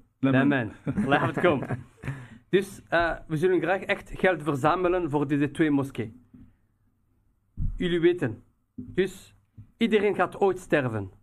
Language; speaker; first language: Dutch; non-native, local second language; Riffian